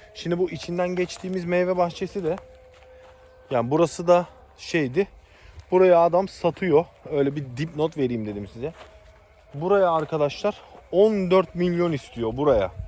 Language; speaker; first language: Turkish; early bilingual, heritage; Turkish